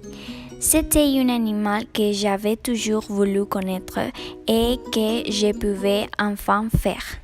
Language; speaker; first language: French; non-native, learner; Spanish